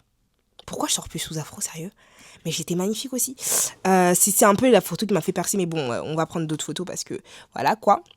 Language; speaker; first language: French; native; French